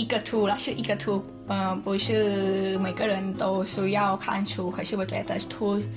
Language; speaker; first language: Chinese; non-native, learner; Thai